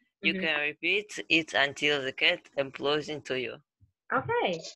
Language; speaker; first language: English; non-native, learner; Russian